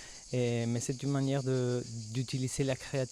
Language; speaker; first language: French; non-native, fluent; Spanish